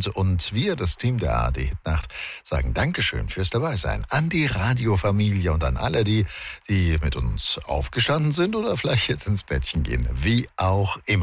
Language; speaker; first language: German; native; German